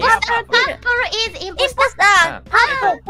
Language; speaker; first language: English; non-native, learner; Japanese